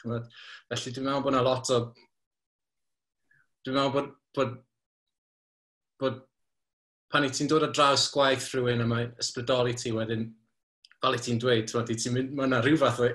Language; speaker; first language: Welsh; native; Welsh